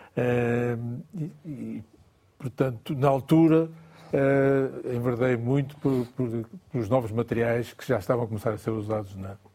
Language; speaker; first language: Portuguese; native; Portuguese